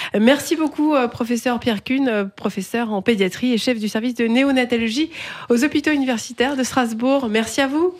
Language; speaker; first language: French; native; French